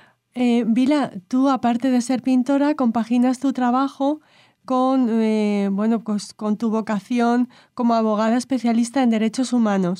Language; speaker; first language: Spanish; native; Spanish